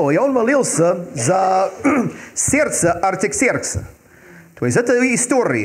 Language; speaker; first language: Russian; non-native, fluent; English